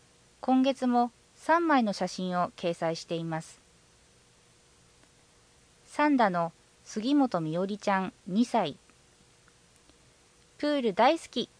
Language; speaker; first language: Japanese; native; Japanese